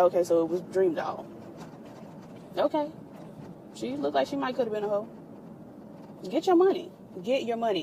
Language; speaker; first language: English; native; English